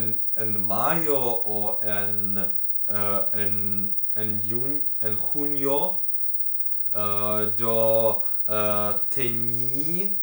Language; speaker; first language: Spanish; non-native, learner; Ukrainian